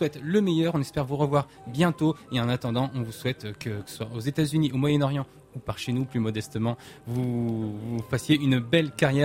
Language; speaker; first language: French; native; French